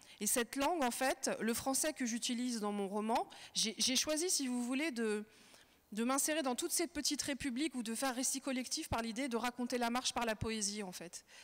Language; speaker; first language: French; early bilingual, other home language; Kabyle